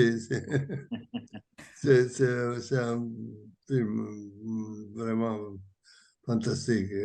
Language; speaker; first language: French; non-native, learner; Italian